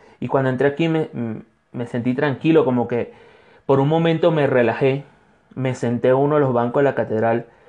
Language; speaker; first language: Spanish; native; Spanish